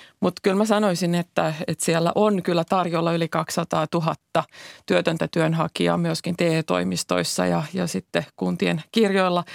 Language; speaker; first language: Finnish; native; Finnish